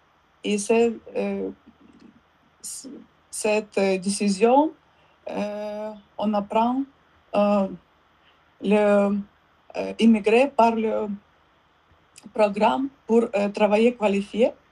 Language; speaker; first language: French; non-native, learner; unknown